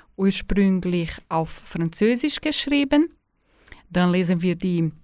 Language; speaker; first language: German; non-native, fluent; Portuguese